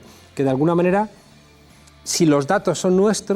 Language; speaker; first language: Spanish; native; Spanish